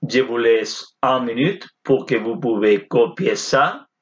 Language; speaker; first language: French; non-native, fluent; Spanish